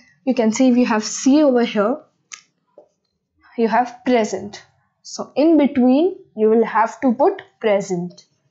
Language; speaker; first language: English; non-native, local second language; Hindi